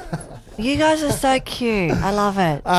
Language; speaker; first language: English; native; English